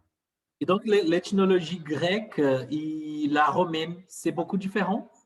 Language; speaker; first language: French; non-native, fluent; Portuguese